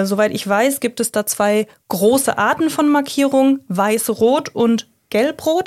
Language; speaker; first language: German; native; German